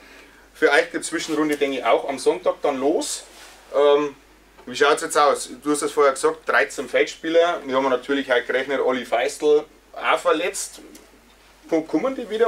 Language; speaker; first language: German; native; German